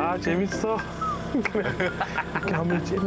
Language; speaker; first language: Korean; non-native, learner; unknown